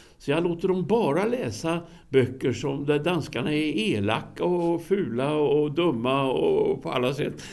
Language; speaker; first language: Swedish; native; Swedish